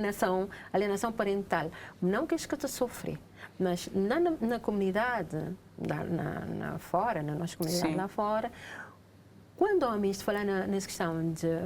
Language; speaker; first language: Portuguese; non-native, local second language; Kabuverdianu